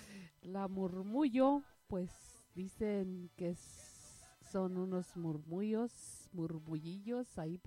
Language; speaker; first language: Spanish; native; Spanish